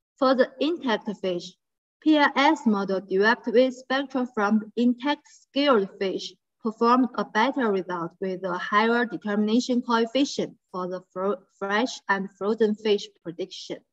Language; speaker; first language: English; non-native, fluent; Chinese